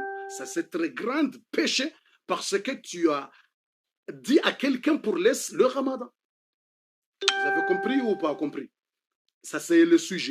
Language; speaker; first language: French; non-native, fluent; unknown